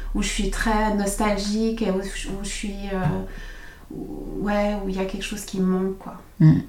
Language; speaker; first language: French; native; French